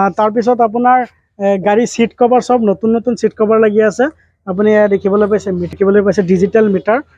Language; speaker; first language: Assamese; non-native, local second language; Bangla